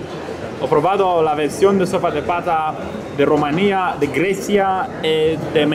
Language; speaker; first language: Spanish; non-native, learner; Romanian